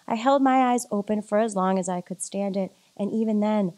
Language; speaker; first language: English; native; English